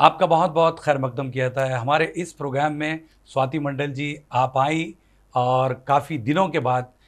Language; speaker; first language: Hindi; native; Hindi